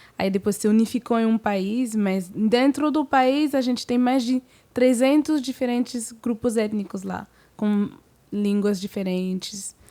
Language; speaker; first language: Portuguese; non-native, fluent; French